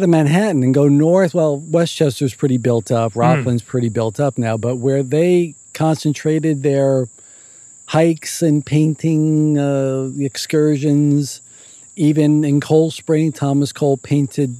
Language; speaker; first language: English; native; English